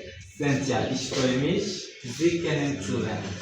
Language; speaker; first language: German; non-native, learner; Kinyarwanda